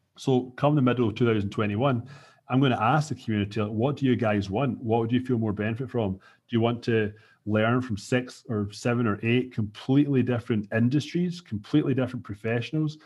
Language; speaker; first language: English; native; English